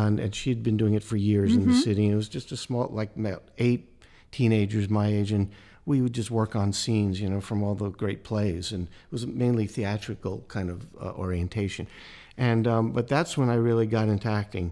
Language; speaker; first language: English; native; English